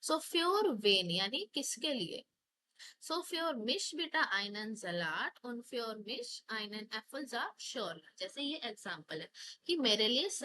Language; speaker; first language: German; non-native, fluent; Hindi